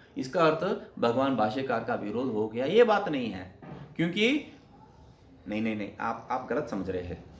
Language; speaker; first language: Hindi; non-native, local second language; Kannada